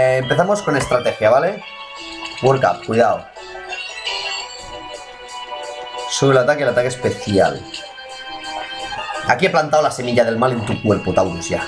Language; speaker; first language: Spanish; native; Spanish